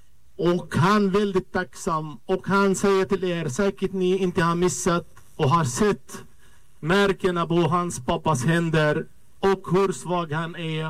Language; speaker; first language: Swedish; non-native, fluent; Arabic